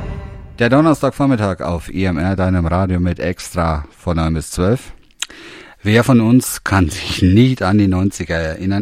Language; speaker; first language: German; native; German